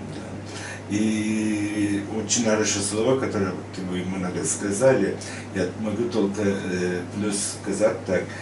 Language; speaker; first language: Russian; non-native, learner; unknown